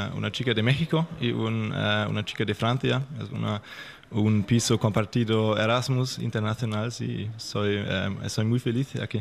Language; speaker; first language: Spanish; non-native, fluent; German